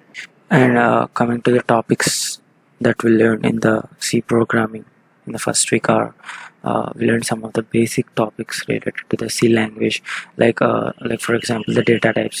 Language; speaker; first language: English; non-native, local second language; Telugu